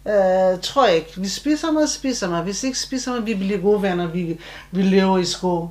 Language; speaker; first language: Danish; non-native, learner; Turkish